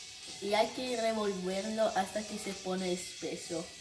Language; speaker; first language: Spanish; early bilingual, heritage; English